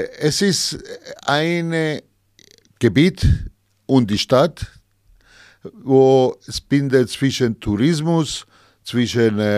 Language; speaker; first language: German; non-native, fluent; Greek